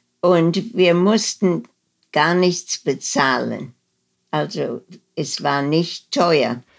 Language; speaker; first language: German; early bilingual, heritage; German